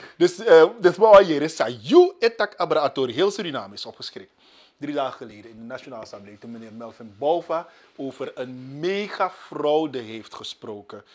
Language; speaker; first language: Dutch; native; Dutch